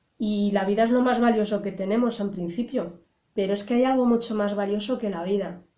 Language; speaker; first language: Spanish; native; Spanish